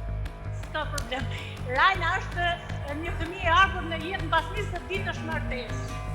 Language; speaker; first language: Albanian; native; Albanian